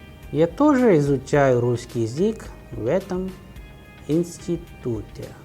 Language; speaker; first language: Russian; non-native, fluent; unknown